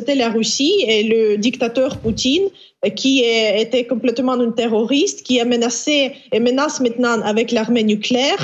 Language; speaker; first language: French; non-native, fluent; Ukrainian